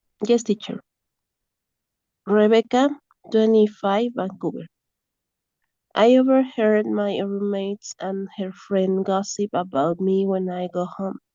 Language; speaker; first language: English; non-native, learner; Spanish